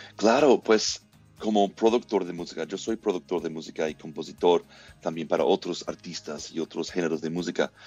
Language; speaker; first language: Spanish; non-native, fluent; English